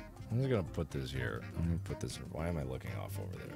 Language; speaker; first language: English; native; English